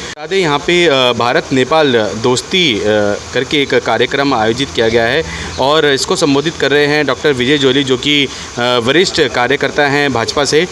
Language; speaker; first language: Hindi; native; Hindi